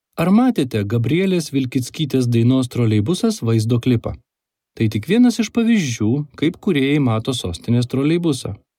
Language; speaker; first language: Lithuanian; native; Lithuanian